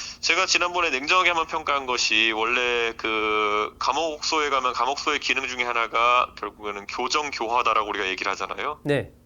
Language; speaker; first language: Korean; native; Korean